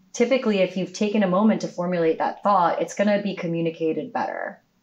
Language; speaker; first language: English; native; English